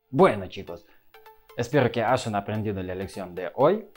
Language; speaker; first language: Spanish; non-native, learner; Russian